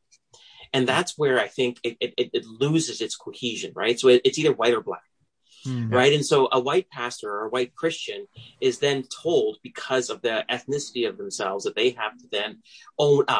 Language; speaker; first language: English; native; English